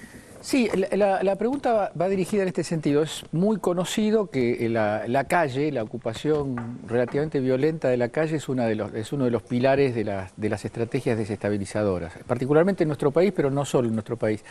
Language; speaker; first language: Spanish; native; Spanish